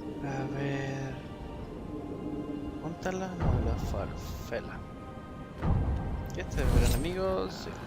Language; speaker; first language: Spanish; native; Spanish